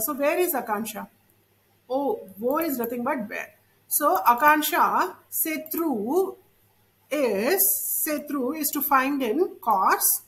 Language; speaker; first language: English; non-native, local second language; Tamil